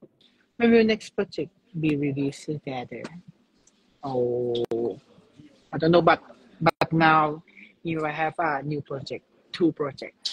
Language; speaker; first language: English; non-native, learner; Thai